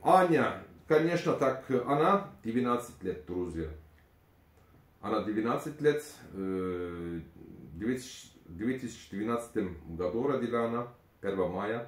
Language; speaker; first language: Russian; non-native, learner; Turkish